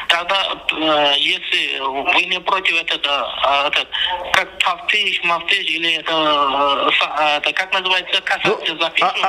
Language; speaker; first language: Russian; non-native, local second language; Turkmen